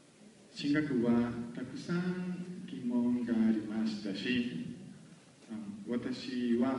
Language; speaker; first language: Japanese; non-native, learner; Spanish